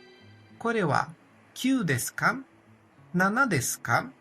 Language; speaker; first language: Japanese; non-native, learner; Portuguese